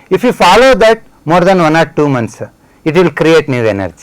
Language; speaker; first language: English; non-native, local second language; Telugu